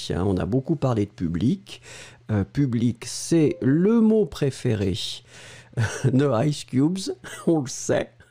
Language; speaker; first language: French; native; French